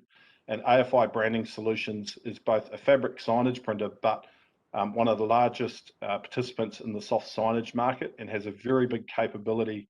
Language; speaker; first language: English; native; English